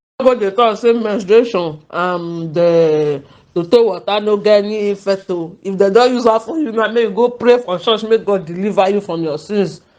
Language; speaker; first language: Nigerian Pidgin; native; Nigerian Pidgin